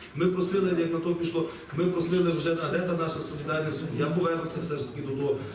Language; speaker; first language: Ukrainian; native; Ukrainian